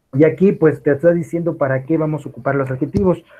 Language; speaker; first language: English; non-native, learner; Spanish